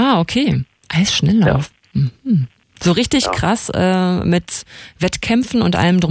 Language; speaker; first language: German; native; German